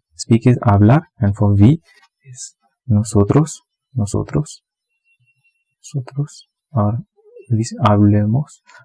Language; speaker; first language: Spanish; non-native, learner; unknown